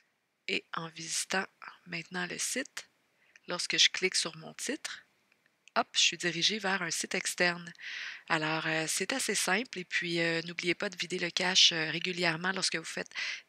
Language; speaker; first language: French; native; French